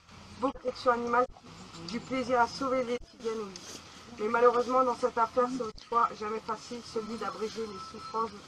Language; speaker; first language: French; native; French